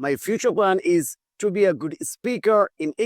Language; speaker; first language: English; non-native, learner; Bangla